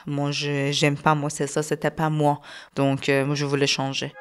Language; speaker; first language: French; non-native, learner; Persian